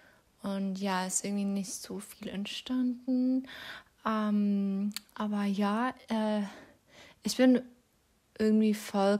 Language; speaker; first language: German; non-native, fluent; English